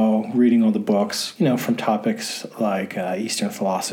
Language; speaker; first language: English; native; English